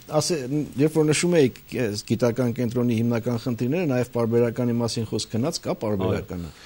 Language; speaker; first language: Armenian; native; Armenian